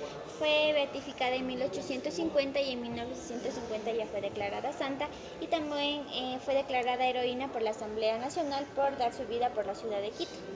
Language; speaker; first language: Spanish; native; Spanish